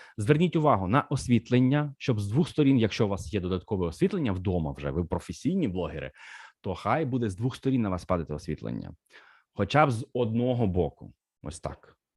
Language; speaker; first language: Ukrainian; non-native, local second language; Russian